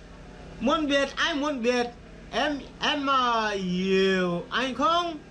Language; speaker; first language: Vietnamese; non-native, learner; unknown